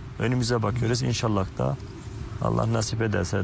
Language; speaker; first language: Turkish; early bilingual, heritage; Turkish